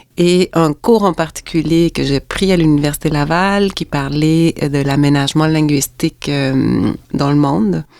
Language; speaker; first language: French; non-native, fluent; Spanish